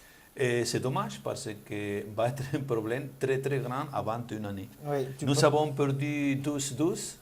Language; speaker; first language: French; non-native, learner; Spanish